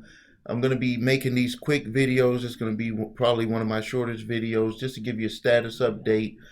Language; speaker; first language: English; native; English